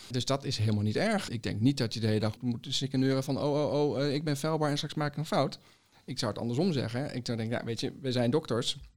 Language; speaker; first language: Dutch; native; Dutch